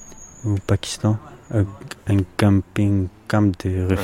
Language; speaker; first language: French; non-native, learner; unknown